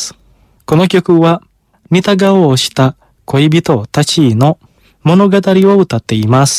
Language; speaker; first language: Japanese; non-native, fluent; Indonesian